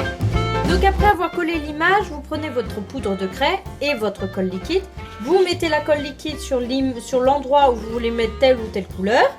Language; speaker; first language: French; native; French